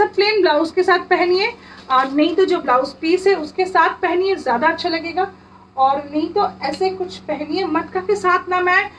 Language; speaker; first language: Hindi; non-native, local second language; Bangla